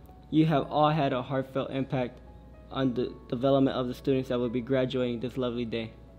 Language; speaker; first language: English; early bilingual, other home language; Spanish